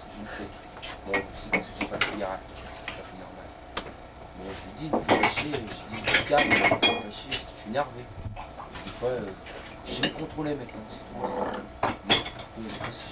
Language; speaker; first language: French; native; French